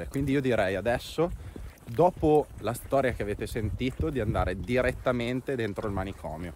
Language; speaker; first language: Italian; native; Italian